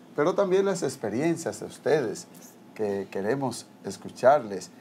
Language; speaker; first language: Spanish; native; Spanish